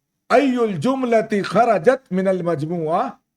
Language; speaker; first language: Arabic; non-native, fluent; Urdu